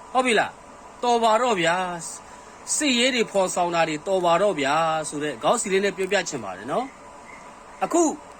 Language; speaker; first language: Burmese; non-native, local second language; Kachin